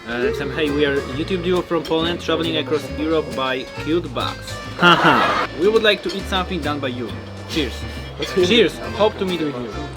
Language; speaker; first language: English; non-native, learner; Polish